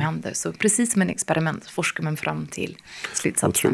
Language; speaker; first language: Swedish; non-native, fluent; English